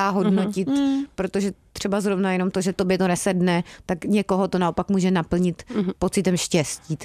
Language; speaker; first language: Czech; native; Czech